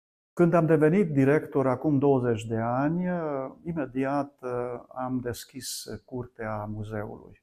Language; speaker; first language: Romanian; non-native, local second language; Hungarian